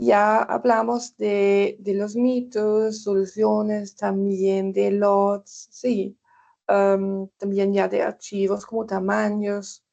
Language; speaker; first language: Spanish; non-native, fluent; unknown